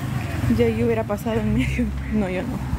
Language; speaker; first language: Spanish; native; Spanish